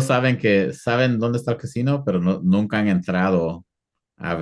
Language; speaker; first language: Spanish; early bilingual, heritage; Spanish